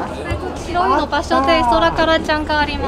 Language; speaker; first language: Japanese; non-native, learner; Chinese